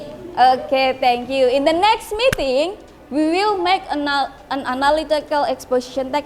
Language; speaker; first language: English; non-native, learner; Indonesian